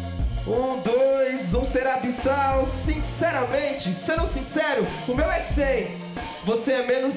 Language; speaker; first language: Portuguese; native; Portuguese